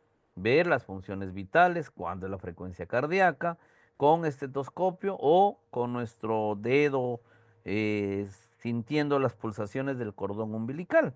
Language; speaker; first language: Spanish; native; Spanish